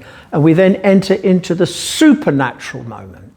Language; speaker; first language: English; native; English